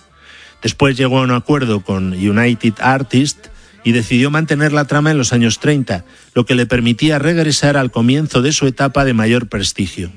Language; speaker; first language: Spanish; native; Spanish